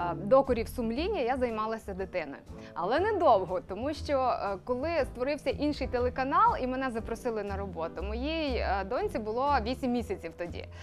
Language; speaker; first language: Ukrainian; native; Ukrainian